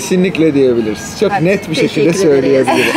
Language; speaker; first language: Turkish; native; Turkish